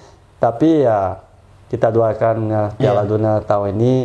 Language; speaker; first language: Indonesian; non-native, fluent; Portuguese